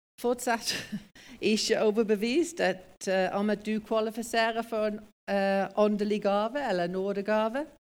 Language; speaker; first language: Norwegian; non-native, fluent; English